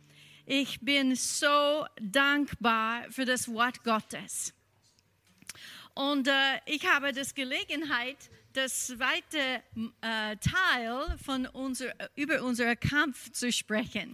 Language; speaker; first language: German; non-native, fluent; English